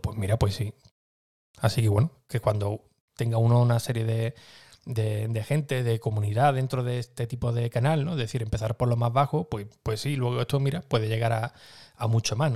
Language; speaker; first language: Spanish; native; Spanish